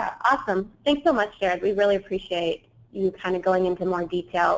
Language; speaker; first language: English; native; English